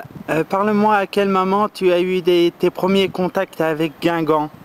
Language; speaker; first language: French; native; French